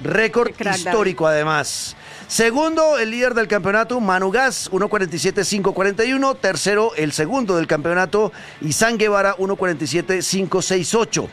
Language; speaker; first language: Spanish; native; Spanish